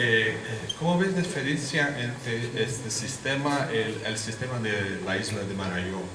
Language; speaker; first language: Spanish; non-native, fluent; Portuguese